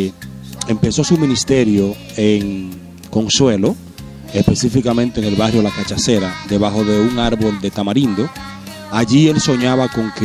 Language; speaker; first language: Spanish; native; Spanish